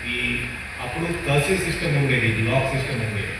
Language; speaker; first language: Telugu; non-native, local second language; Marathi